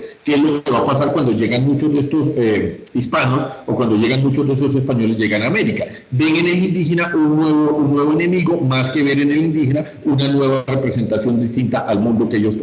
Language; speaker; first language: Spanish; native; Spanish